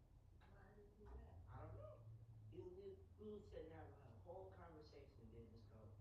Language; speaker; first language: English; native; English